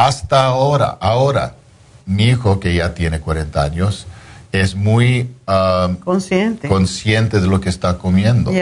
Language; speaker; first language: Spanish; non-native, fluent; English